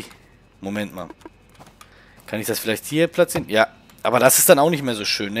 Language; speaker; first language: German; native; German